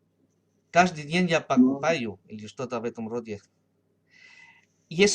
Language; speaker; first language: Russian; non-native, learner; Spanish